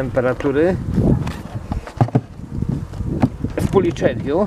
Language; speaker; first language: Polish; native; Polish